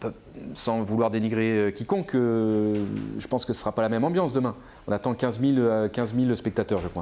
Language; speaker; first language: French; native; French